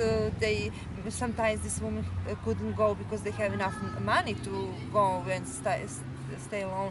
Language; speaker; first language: English; non-native, learner; Serbian